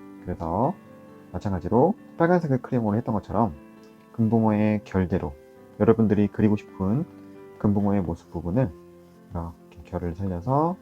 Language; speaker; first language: Korean; native; Korean